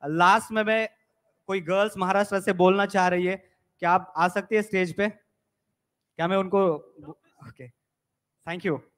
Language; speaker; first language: Hindi; non-native, local second language; Marathi